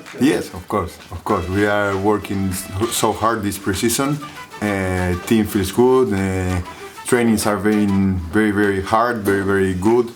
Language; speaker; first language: English; non-native, learner; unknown